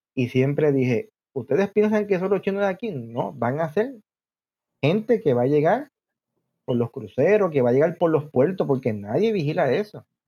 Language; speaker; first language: Spanish; native; Spanish